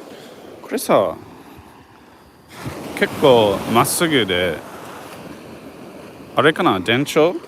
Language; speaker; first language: Japanese; non-native, fluent; English